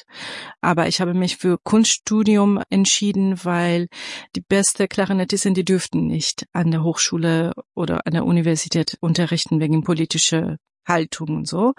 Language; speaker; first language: German; non-native, fluent; Persian